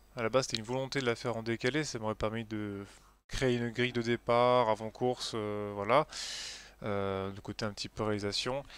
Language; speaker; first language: French; native; French